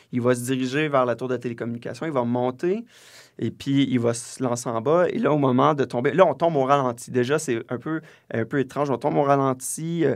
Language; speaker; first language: French; native; French